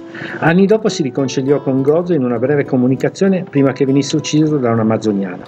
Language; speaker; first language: Italian; native; Italian